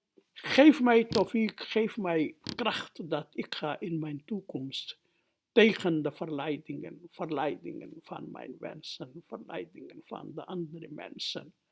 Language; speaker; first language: Dutch; non-native, fluent; Urdu